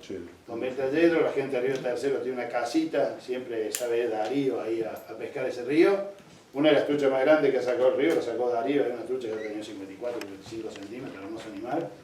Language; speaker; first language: Spanish; native; Spanish